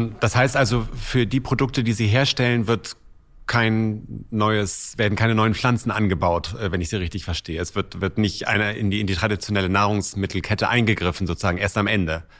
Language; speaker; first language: German; native; German